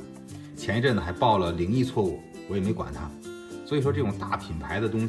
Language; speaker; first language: Chinese; native; Chinese